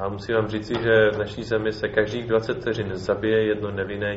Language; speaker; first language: Czech; native; Czech